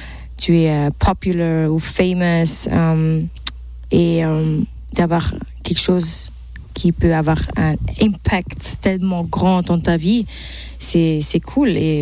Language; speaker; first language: French; non-native, local second language; German